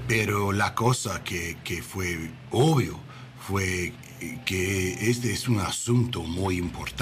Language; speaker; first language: Spanish; non-native, learner; English